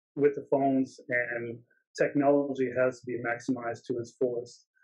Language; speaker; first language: English; native; English